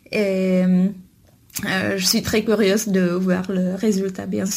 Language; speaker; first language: French; non-native, fluent; Czech